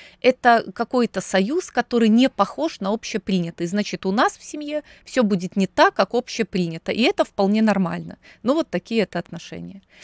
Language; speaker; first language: Russian; native; Russian